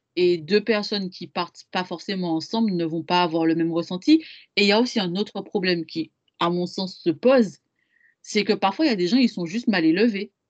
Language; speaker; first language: French; native; French